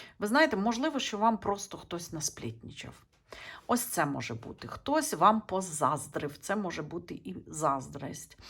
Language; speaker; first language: Ukrainian; non-native, local second language; Russian